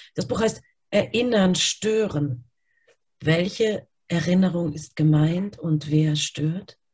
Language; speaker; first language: German; native; German